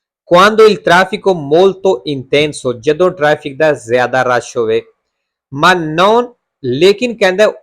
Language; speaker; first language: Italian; non-native, fluent; Punjabi